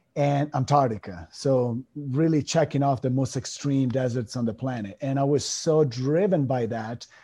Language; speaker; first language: English; non-native, fluent; Italian